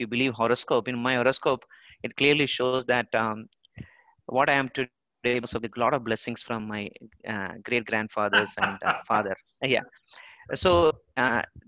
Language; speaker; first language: English; non-native, local second language; Malayalam